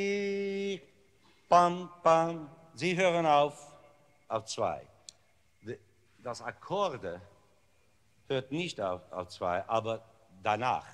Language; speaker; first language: German; non-native, fluent; English